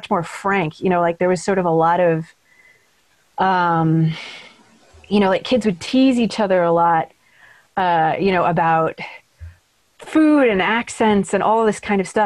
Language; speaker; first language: English; native; English